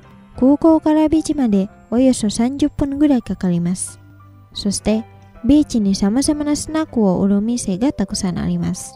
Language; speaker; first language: Japanese; non-native, fluent; Indonesian